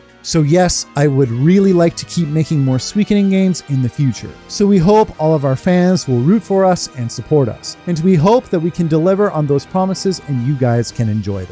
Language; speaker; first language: English; native; English